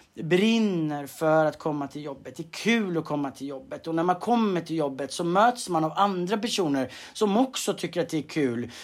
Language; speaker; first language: Swedish; native; Swedish